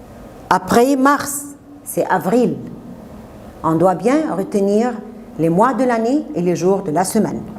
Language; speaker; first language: French; non-native, fluent; Arabic